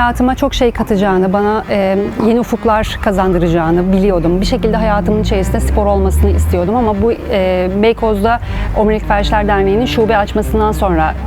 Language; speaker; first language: Turkish; native; Turkish